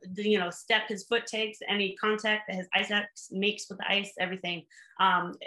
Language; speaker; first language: English; native; English